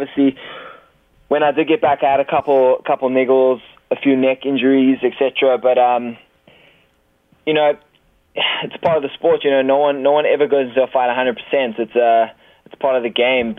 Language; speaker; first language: English; native; English